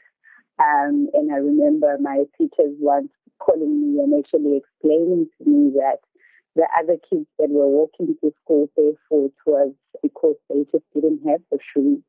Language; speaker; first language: English; non-native, local second language; Zulu